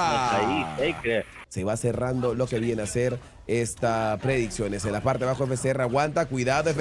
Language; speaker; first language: Spanish; native; Spanish